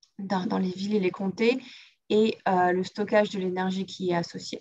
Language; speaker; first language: French; native; French